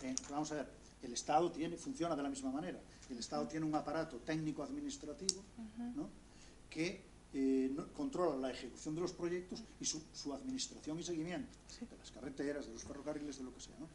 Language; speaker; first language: Spanish; native; Spanish